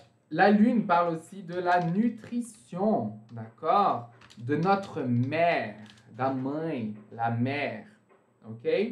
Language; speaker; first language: French; native; French